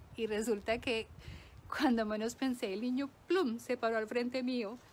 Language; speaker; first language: Spanish; native; Spanish